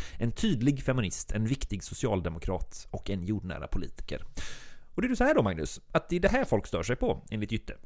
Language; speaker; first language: Swedish; native; Swedish